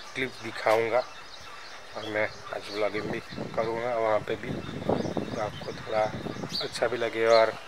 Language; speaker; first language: Hindi; non-native, local second language; Gujarati